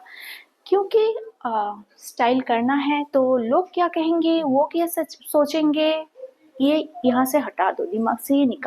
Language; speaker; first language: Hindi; non-native, local second language; Bangla